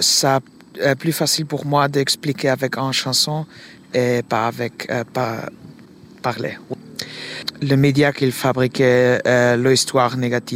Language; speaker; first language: French; non-native, learner; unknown